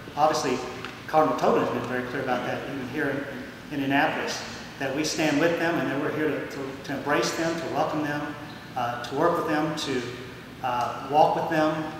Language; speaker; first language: English; native; English